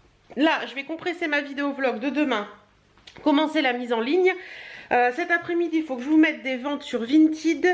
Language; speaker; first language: French; native; French